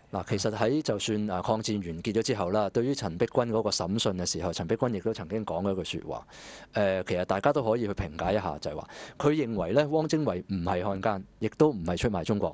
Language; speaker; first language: Cantonese; native; Cantonese